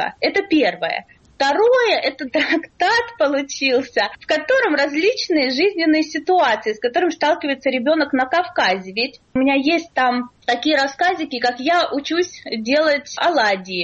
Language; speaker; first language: Russian; native; Russian